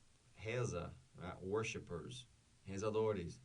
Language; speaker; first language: Portuguese; non-native, learner; English